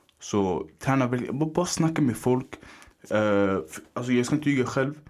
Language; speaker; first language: Swedish; early bilingual, other home language; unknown